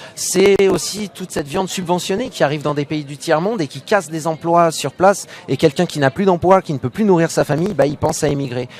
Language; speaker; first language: French; native; French